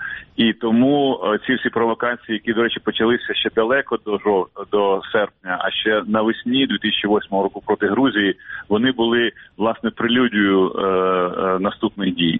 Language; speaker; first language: Ukrainian; native; Ukrainian